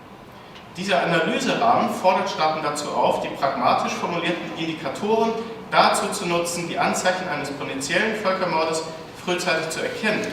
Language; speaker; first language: German; native; German